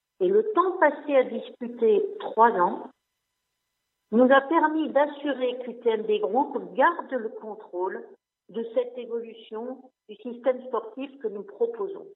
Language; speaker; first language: French; non-native, local second language; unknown